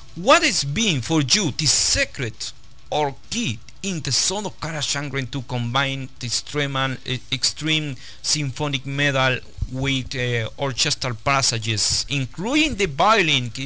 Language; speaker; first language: English; non-native, learner; Spanish